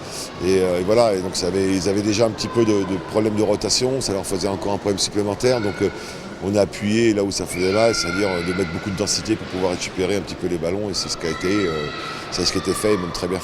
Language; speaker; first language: French; native; French